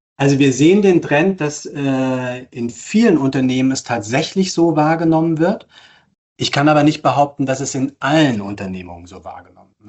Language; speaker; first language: German; native; German